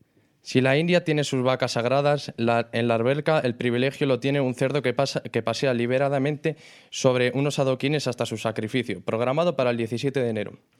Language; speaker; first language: Spanish; native; Spanish